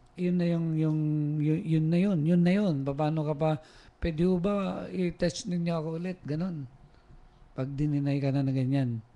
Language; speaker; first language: Filipino; non-native, local second language; Iloko